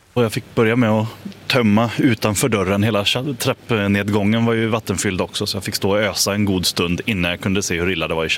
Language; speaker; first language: Swedish; native; Swedish